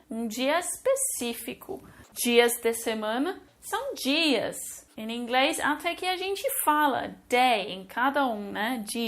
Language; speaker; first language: Portuguese; non-native, fluent; English